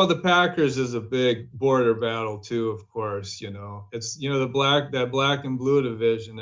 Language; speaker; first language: English; native; English